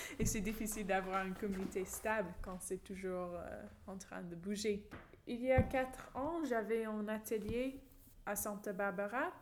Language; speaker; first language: French; non-native, fluent; English